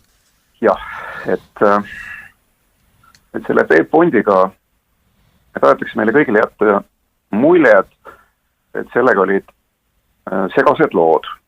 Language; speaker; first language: Estonian; native; Estonian